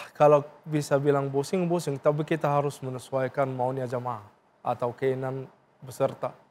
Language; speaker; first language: Indonesian; non-native, fluent; Arabic